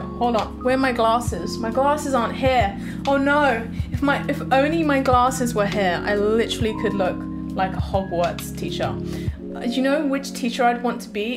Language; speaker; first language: English; early bilingual, other home language; Turkish